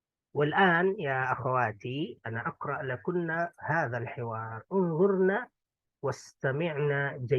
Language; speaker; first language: Arabic; non-native, fluent; Indonesian